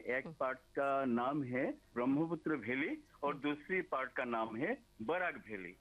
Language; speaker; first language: Hindi; non-native, local second language; Bangla